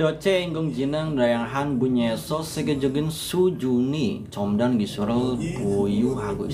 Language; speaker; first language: Korean; non-native, fluent; Indonesian